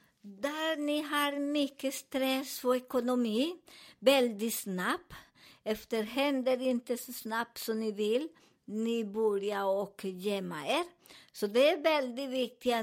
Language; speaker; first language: Swedish; non-native, learner; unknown